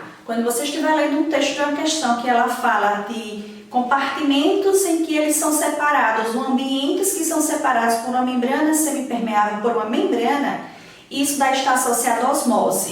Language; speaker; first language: Portuguese; native; Portuguese